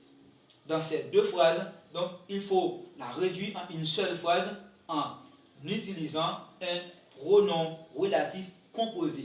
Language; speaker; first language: French; non-native, local second language; Haitian Creole